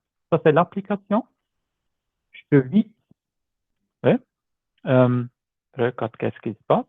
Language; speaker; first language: French; non-native, learner; German